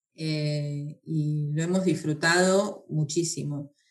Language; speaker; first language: Spanish; native; Spanish